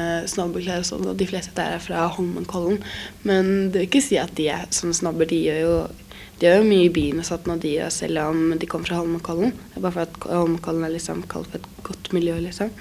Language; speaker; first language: Norwegian; native; Norwegian